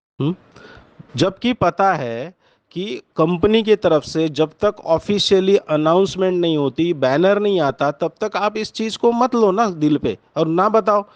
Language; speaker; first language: Hindi; non-native, local second language; Marathi